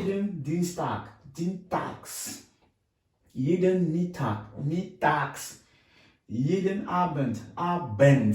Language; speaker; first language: German; non-native, fluent; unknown